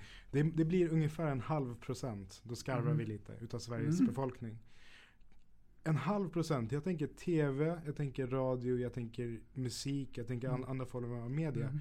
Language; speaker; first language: Swedish; native; Swedish